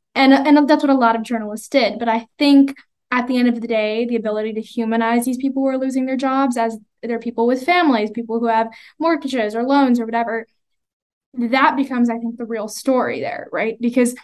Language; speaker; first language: English; native; English